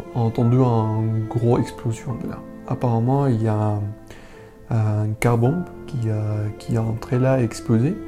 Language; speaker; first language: French; non-native, learner; Arabic